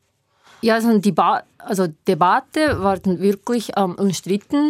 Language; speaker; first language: German; non-native, learner; Japanese